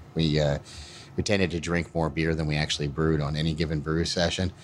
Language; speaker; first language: English; native; English